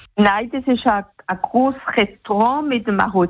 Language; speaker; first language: German; non-native, local second language; Swiss German